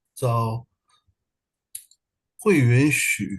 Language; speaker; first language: Chinese; non-native, learner; English